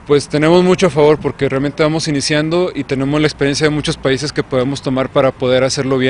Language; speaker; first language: Spanish; native; Spanish